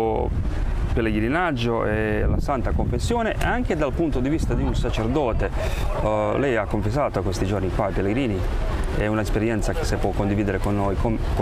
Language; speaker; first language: Italian; non-native, fluent; Croatian